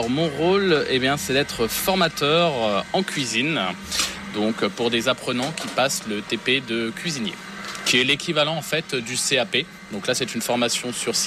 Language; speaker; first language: French; native; French